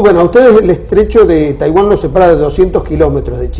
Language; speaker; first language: Spanish; native; Spanish